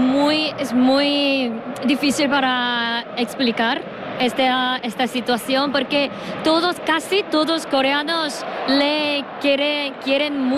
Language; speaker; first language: Spanish; non-native, learner; Korean